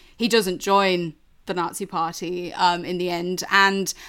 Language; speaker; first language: English; native; English